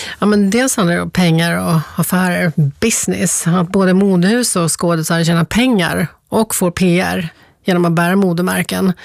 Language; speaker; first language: Swedish; native; Swedish